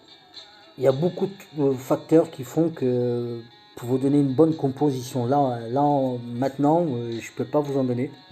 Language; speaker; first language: French; native; French